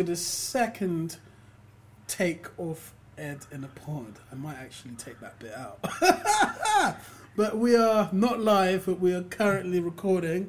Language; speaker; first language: English; native; English